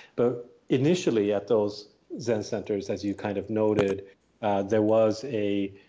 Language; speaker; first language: English; early bilingual, other home language; Japanese